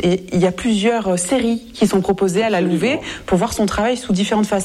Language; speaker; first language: French; native; French